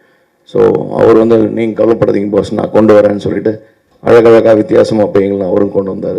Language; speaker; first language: Tamil; native; Tamil